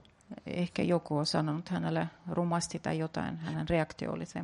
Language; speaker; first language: Finnish; non-native, fluent; Russian